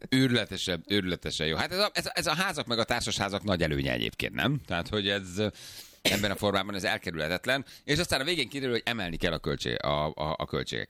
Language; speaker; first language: Hungarian; native; Hungarian